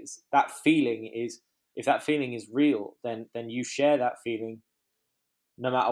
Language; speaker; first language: English; native; English